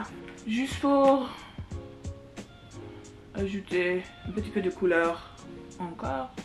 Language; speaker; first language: French; non-native, learner; English